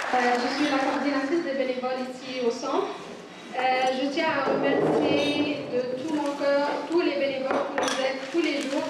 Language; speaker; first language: French; non-native, fluent; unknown